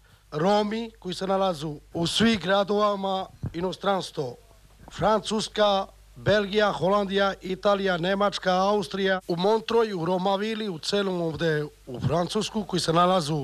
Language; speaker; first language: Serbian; non-native, local second language; Romany